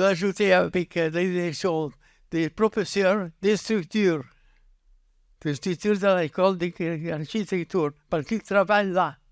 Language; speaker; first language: French; non-native, learner; Catalan